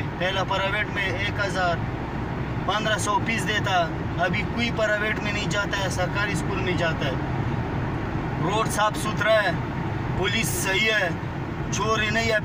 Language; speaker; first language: Hindi; non-native, local second language; Pashto